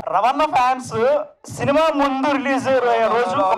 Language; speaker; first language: Telugu; native; Telugu